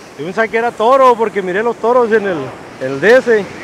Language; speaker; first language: Spanish; native; Spanish